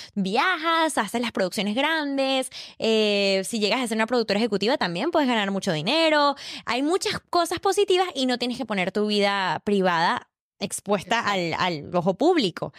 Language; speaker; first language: Spanish; native; Spanish